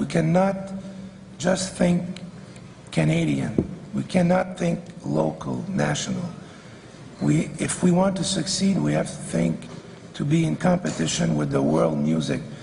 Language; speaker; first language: English; non-native, fluent; French